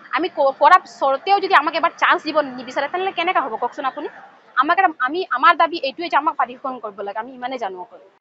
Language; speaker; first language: Assamese; non-native, local second language; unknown